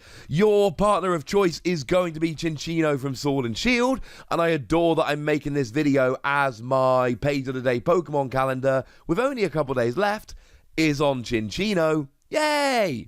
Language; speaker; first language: English; native; English